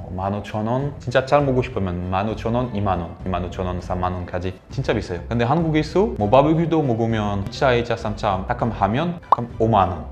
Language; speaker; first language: Korean; non-native, learner; French